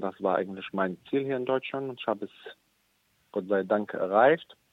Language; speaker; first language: German; non-native, fluent; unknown